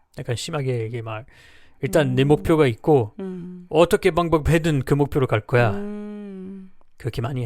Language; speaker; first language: Korean; non-native, learner; French